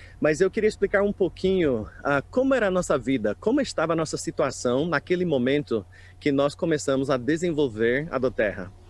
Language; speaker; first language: Portuguese; non-native, fluent; English